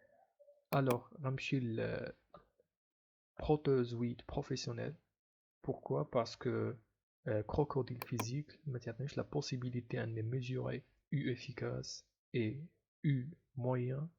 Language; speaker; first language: French; non-native, local second language; Arabic